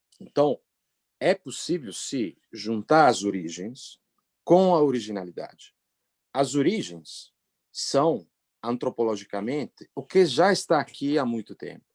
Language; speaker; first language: Portuguese; non-native, fluent; Italian